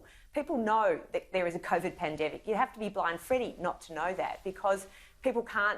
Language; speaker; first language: English; native; English